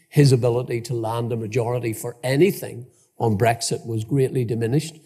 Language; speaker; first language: English; native; English